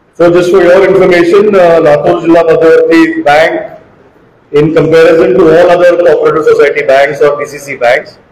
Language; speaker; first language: English; non-native, local second language; Marathi